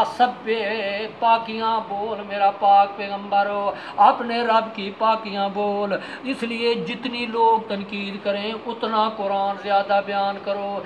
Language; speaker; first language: Urdu; non-native, local second language; Punjabi